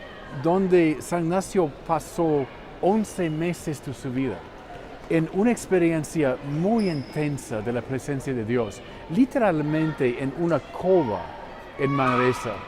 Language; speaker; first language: Spanish; non-native, fluent; English